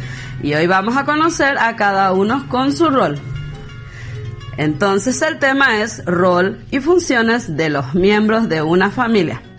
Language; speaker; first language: Spanish; native; Spanish